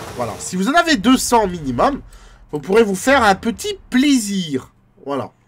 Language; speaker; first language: French; native; French